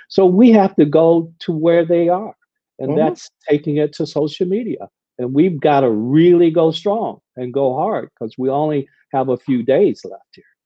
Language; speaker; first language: English; native; English